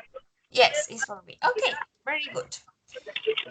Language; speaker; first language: English; non-native, learner; Spanish